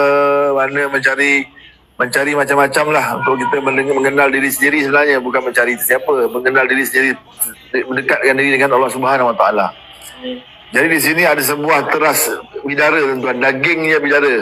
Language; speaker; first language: Malay; native; Malay